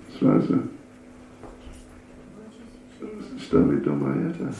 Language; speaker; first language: Russian; non-native, learner; English